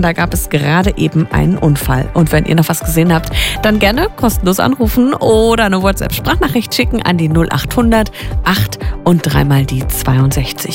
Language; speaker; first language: German; native; German